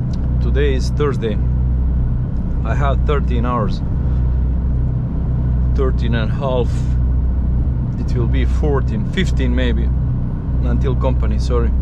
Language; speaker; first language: English; non-native, learner; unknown